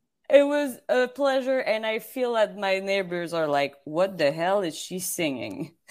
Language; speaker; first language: English; non-native, fluent; French